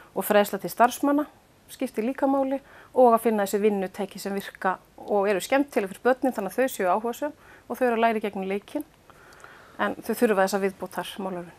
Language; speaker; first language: Icelandic; native; Icelandic